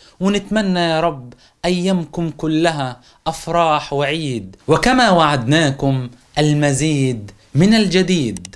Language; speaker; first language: Arabic; native; Arabic